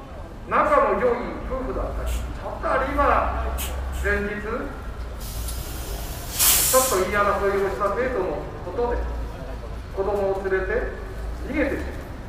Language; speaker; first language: Japanese; native; Japanese